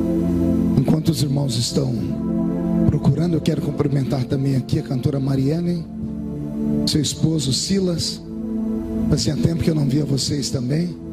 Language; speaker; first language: Portuguese; native; Portuguese